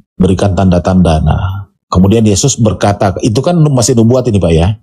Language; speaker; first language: Indonesian; native; Indonesian